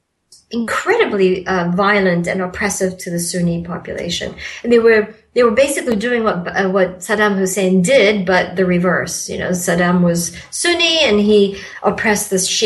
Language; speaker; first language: English; non-native, local second language; Malay